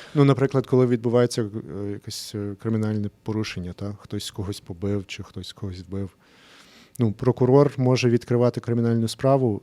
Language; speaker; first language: Ukrainian; early bilingual, heritage; English